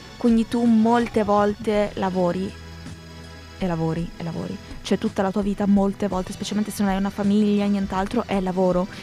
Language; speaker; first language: Italian; early bilingual, other home language; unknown